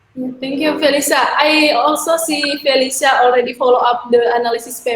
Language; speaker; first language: English; non-native, learner; Indonesian